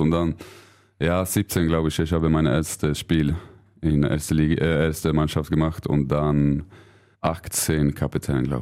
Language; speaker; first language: German; non-native, learner; Swedish